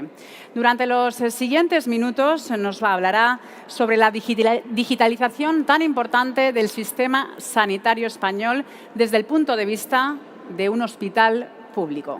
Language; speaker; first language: Spanish; native; Spanish